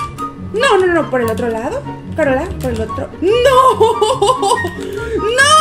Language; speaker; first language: Spanish; native; Spanish